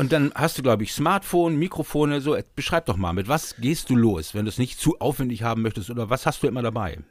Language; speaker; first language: German; native; German